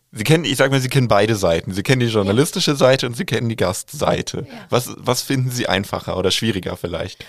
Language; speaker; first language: German; native; German